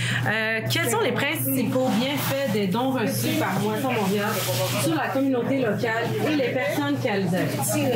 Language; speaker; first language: French; native; French